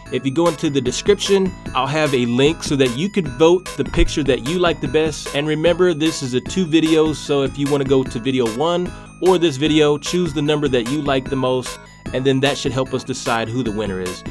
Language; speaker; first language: English; native; English